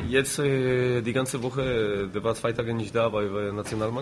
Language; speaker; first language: German; non-native, fluent; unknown